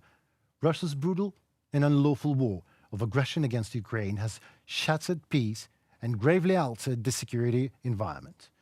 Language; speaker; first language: English; non-native, fluent; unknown